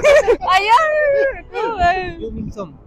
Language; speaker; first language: Korean; non-native, learner; Spanish